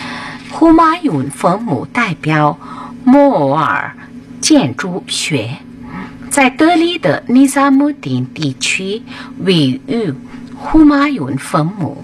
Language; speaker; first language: Chinese; non-native, fluent; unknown